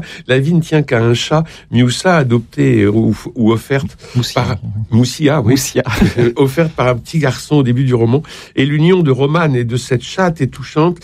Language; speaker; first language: French; native; French